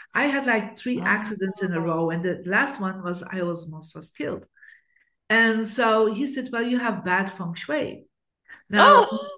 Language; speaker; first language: English; non-native, fluent; Dutch